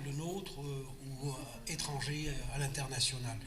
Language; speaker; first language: French; non-native, local second language; Kabyle